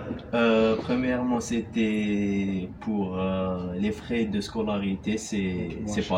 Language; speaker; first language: French; non-native, local second language; Arabic